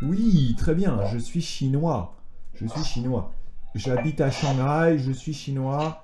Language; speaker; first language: French; native; French